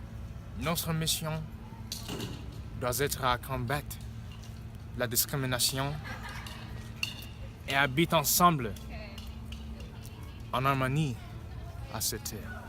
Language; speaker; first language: French; non-native, learner; English